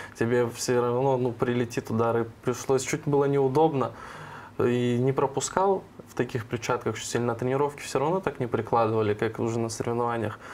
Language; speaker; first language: Russian; native; Russian